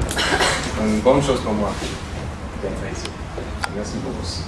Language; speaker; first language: French; non-native, learner; English